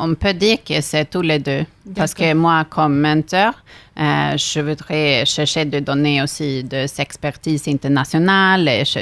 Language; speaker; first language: French; non-native, fluent; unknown